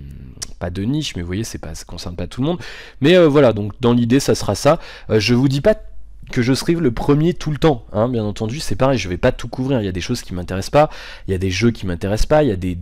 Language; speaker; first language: French; native; French